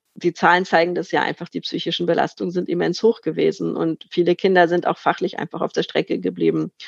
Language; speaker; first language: German; native; German